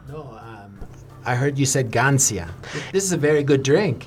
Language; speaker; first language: English; native; English